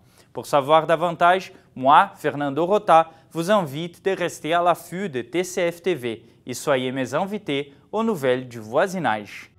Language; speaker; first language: French; non-native, fluent; Portuguese